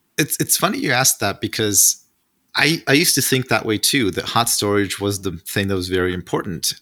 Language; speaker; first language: English; non-native, fluent; Russian